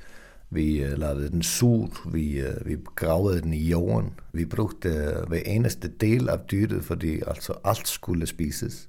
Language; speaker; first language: Danish; non-native, fluent; Icelandic